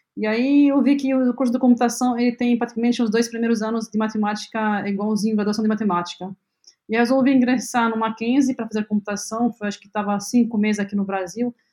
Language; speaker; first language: Portuguese; non-native, fluent; Arabic